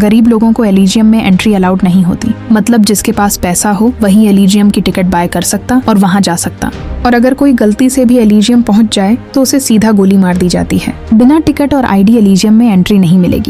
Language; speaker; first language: Hindi; native; Hindi